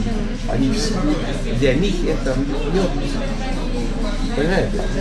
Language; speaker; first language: Russian; non-native, fluent; Estonian